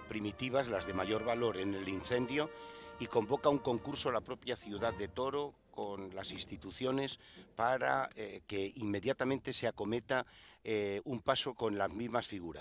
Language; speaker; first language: Spanish; native; Spanish